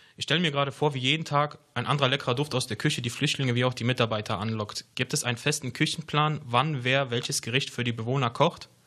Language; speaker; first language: German; native; German